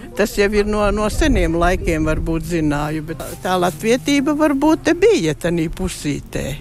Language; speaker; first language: Latvian; early bilingual, heritage; Latvian